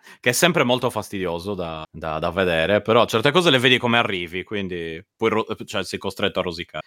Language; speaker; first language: Italian; native; Italian